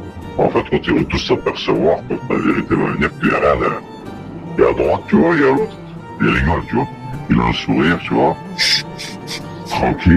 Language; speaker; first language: French; native; French